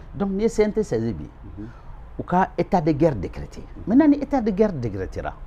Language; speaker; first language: French; non-native, local second language; Bambara